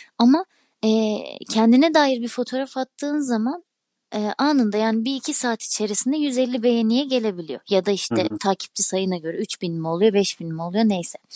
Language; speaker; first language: Turkish; native; Turkish